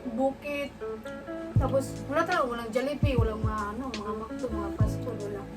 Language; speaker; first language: Filipino; non-native, local second language; Cebuano